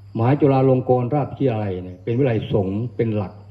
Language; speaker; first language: Thai; non-native, local second language; Northern Khmer